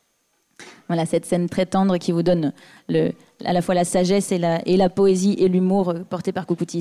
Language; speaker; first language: French; native; French